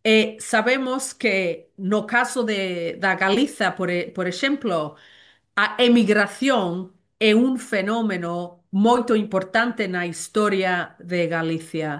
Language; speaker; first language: Portuguese; non-native, learner; Welsh